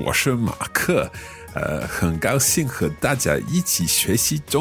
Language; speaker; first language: Chinese; non-native, learner; English